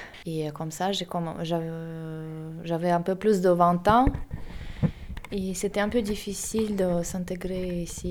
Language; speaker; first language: French; non-native, fluent; Russian